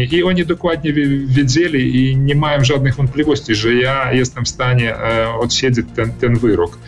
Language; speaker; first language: Polish; early bilingual, heritage; Polish